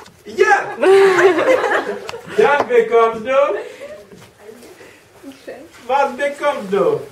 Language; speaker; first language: German; non-native, learner; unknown